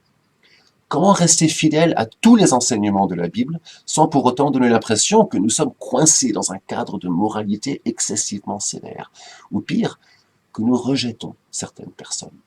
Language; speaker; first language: French; native; French